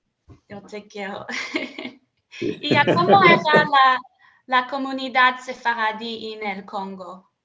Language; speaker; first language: Spanish; non-native, learner; English